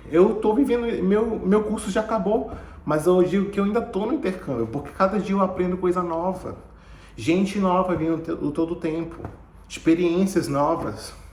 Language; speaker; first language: Portuguese; native; Portuguese